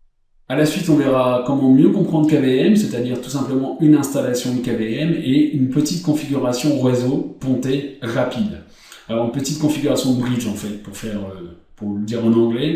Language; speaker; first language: French; native; French